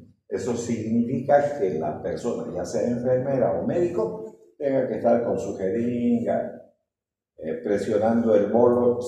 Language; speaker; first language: Spanish; native; Spanish